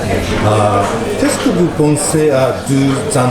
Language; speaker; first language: French; non-native, learner; Japanese